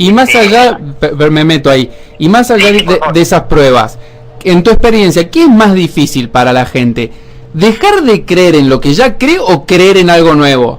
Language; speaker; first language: Spanish; native; Spanish